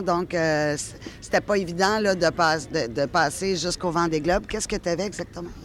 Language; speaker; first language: French; native; French